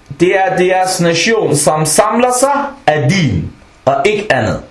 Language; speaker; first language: Danish; non-native, local second language; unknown